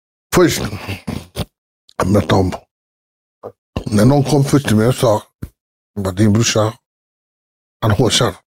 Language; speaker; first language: Swedish; early bilingual, other home language; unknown